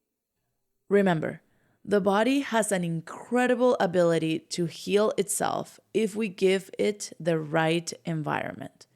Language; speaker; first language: English; non-native, fluent; Spanish